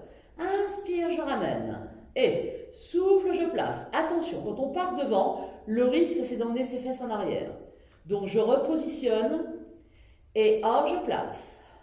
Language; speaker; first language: French; native; French